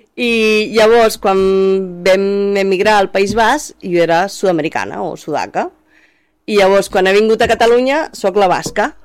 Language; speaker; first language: Catalan; non-native, fluent; Spanish